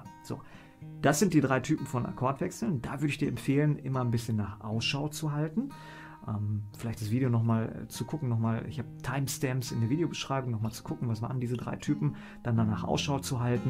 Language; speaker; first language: German; native; German